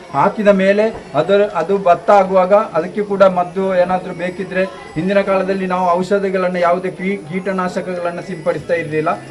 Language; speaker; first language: Kannada; non-native, local second language; Tulu